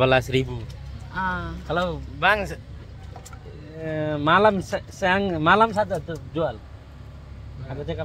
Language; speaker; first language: Indonesian; non-native, learner; Nepali